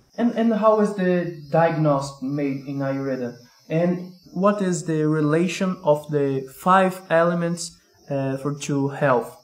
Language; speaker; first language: English; non-native, learner; Portuguese